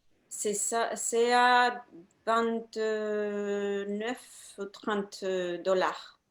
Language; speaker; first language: French; non-native, fluent; Spanish